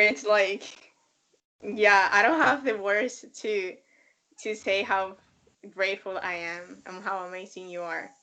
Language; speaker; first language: English; non-native, fluent; Spanish